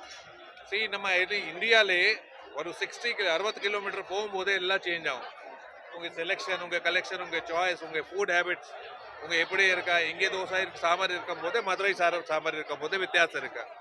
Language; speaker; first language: Tamil; non-native, learner; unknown